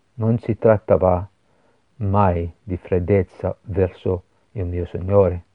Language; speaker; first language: Italian; non-native, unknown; English